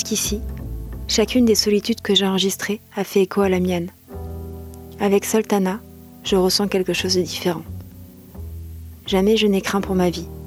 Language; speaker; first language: French; native; French